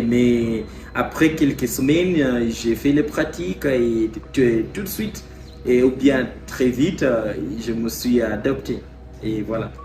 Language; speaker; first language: French; non-native, fluent; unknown